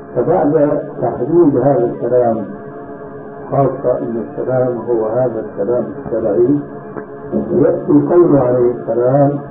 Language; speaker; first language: Arabic; early bilingual, other home language; Albanian